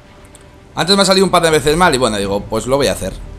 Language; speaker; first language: Spanish; native; Spanish